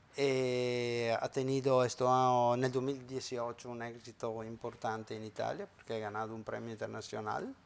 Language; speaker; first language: Spanish; non-native, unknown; Italian